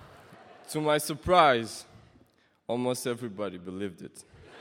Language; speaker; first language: English; non-native, local second language; Kinyarwanda